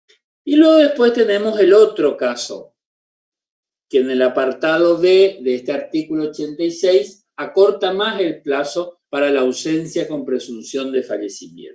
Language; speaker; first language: Spanish; native; Spanish